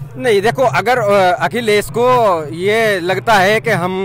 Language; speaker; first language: Hindi; native; Hindi